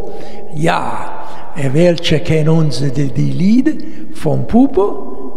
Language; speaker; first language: German; non-native, learner; Italian